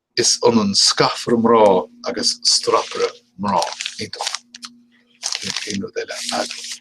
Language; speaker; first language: Irish; native; Irish